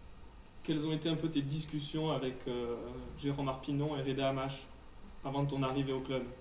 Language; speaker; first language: French; native; French